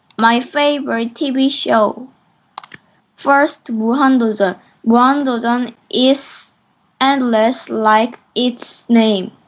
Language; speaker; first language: English; non-native, learner; Korean